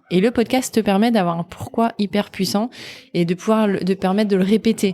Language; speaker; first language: French; native; French